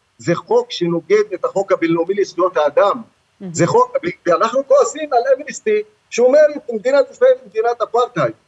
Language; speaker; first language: Hebrew; non-native, local second language; Arabic